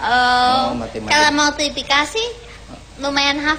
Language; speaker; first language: Indonesian; non-native, fluent; English